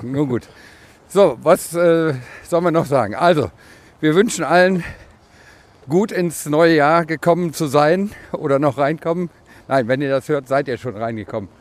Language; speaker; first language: German; native; German